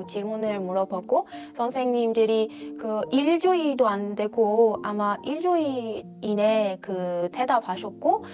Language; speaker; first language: Korean; non-native, fluent; Persian